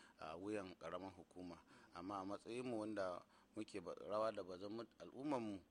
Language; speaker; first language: Hausa; non-native, local second language; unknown